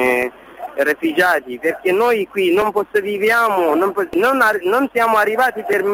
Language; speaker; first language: Italian; non-native, learner; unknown